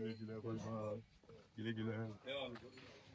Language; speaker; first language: Turkish; non-native, fluent; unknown